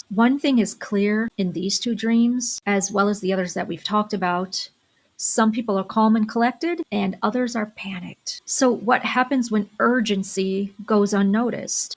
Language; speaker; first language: English; native; English